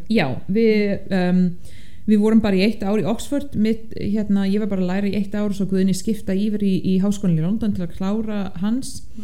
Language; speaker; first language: Icelandic; non-native, fluent; English